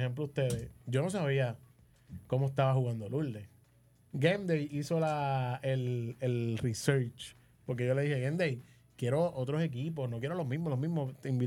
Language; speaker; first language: Spanish; native; Spanish